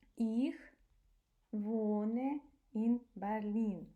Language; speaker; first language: German; non-native, fluent; Ukrainian